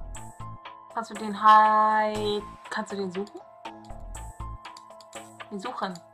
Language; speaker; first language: German; native; German